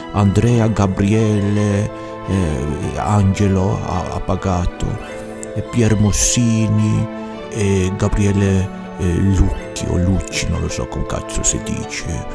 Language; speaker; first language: Italian; non-native, learner; Swedish